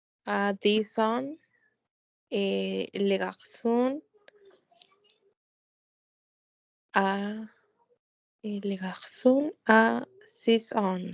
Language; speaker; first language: French; non-native, learner; Spanish